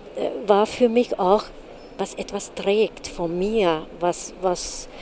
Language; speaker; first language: German; non-native, fluent; Hungarian